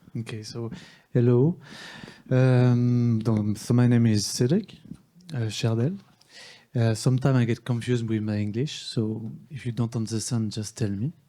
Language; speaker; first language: English; non-native, learner; French